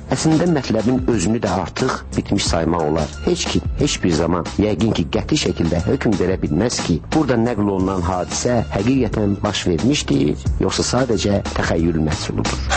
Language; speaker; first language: Azerbaijani; native; Azerbaijani